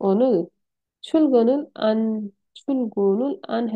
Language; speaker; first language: Korean; non-native, fluent; Bangla